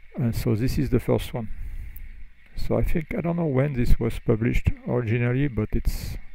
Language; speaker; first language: English; non-native, fluent; French